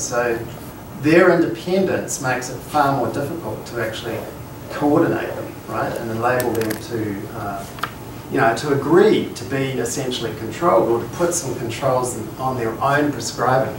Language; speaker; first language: English; native; English